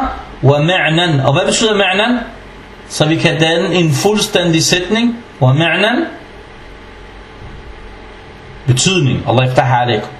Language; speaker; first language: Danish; early bilingual, other home language; Arabic